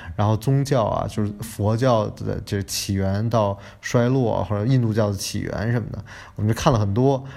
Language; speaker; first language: Chinese; native; Chinese